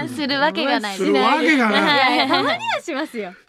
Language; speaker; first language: Japanese; native; Japanese